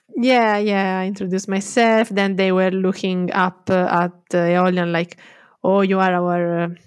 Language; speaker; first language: English; non-native, fluent; Italian